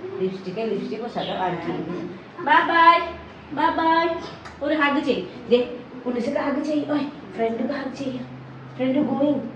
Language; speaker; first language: Malayalam; non-native, learner; Nepali